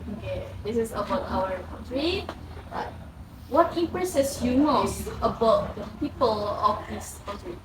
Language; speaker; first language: English; non-native, learner; Indonesian